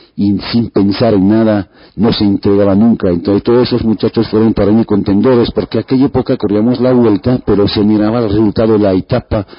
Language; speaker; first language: Spanish; non-native, fluent; French